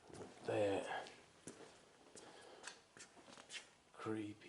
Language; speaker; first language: English; native; English